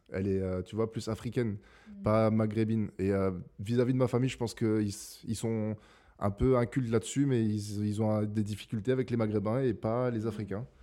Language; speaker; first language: French; native; French